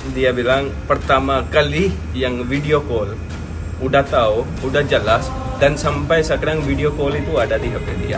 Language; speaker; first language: Indonesian; non-native, fluent; Hindi